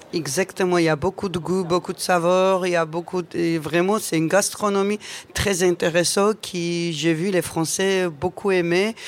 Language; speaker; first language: French; non-native, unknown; Georgian